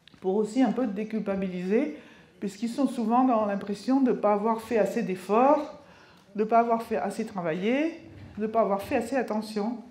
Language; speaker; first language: French; native; French